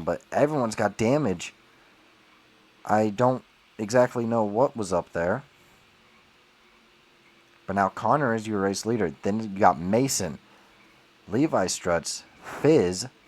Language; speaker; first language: English; native; English